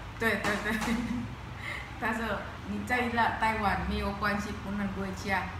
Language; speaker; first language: Chinese; non-native, learner; Filipino